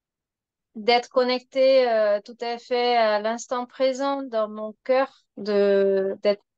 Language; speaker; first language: French; non-native, fluent; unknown